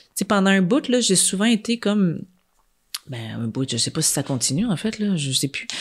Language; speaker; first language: French; native; French